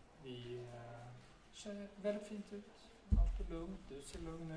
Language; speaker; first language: Swedish; native; Swedish